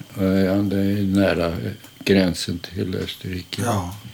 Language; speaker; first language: Swedish; early bilingual, other home language; German